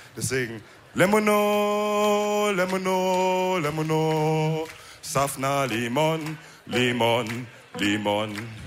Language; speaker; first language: German; early bilingual, other home language; Wolof